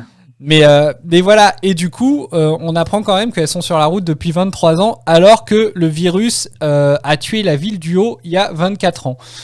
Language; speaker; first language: French; native; French